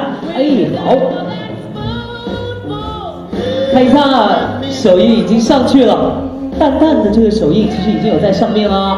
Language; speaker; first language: Chinese; native; Chinese